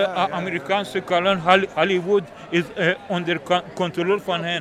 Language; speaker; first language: Dutch; non-native, learner; Persian